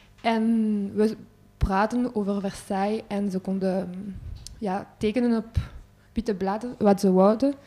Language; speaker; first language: Dutch; non-native, local second language; French